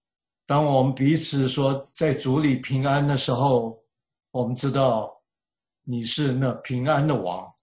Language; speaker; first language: Chinese; native; Chinese